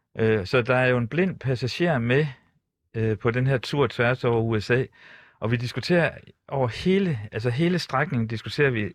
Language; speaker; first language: Danish; native; Danish